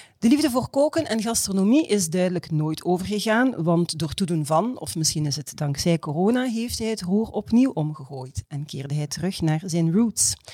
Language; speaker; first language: Dutch; native; Dutch